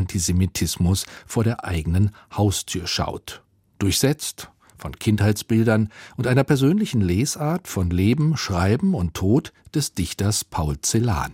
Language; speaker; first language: German; native; German